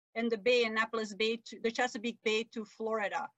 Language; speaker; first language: English; non-native, fluent; Dutch